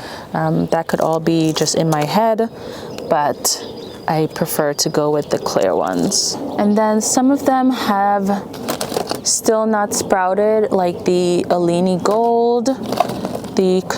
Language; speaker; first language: English; native; English